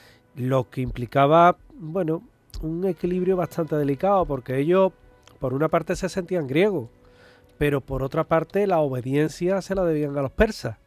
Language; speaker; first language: Spanish; native; Spanish